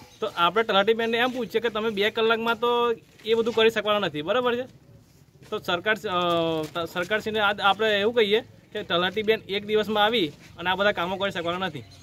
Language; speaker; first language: Gujarati; native; Gujarati